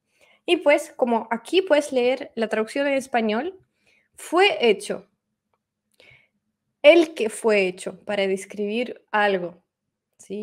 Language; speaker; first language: Spanish; non-native, fluent; Russian